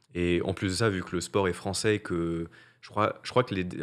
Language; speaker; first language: French; native; French